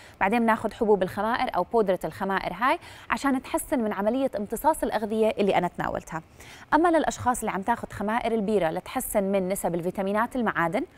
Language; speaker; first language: Arabic; native; Arabic